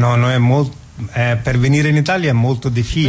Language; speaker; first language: Italian; non-native, fluent; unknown